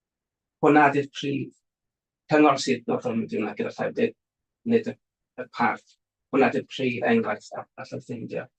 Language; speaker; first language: Welsh; native; Welsh